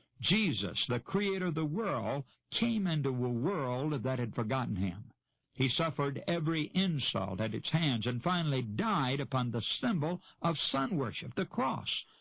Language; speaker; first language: English; native; English